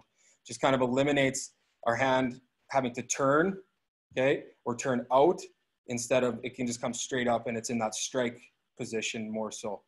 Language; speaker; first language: English; native; English